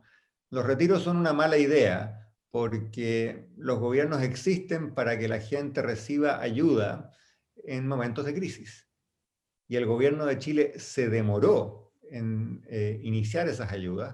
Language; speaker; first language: Spanish; native; Spanish